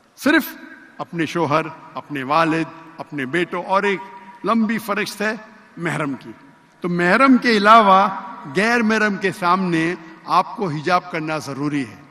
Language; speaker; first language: Urdu; non-native, local second language; Konkani